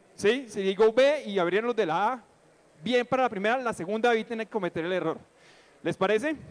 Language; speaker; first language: Spanish; native; Spanish